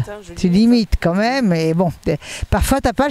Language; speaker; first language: French; native; French